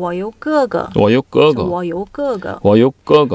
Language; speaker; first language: Chinese; non-native, fluent; Korean